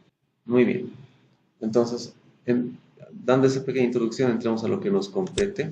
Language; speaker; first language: Spanish; native; Spanish